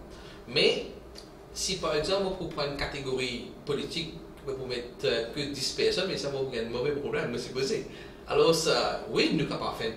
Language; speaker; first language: French; non-native, local second language; Morisyen